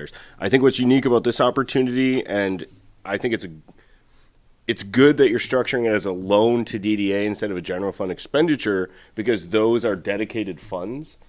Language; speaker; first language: English; native; English